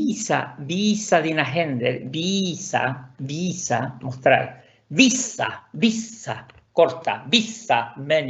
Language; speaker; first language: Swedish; non-native, fluent; Spanish